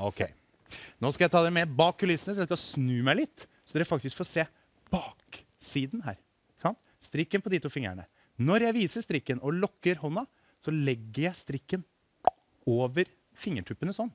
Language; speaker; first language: Norwegian; native; Norwegian